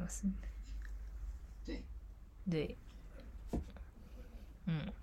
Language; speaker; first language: Chinese; non-native, learner; Japanese